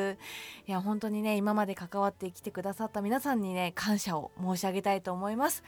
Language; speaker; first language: Japanese; native; Japanese